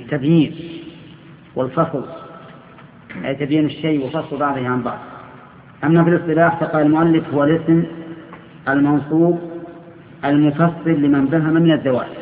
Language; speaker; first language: Arabic; native; Arabic